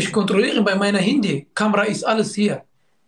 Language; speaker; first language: German; non-native, learner; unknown